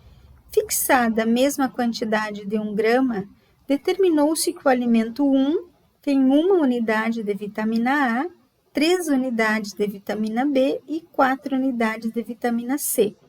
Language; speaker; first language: Portuguese; native; Portuguese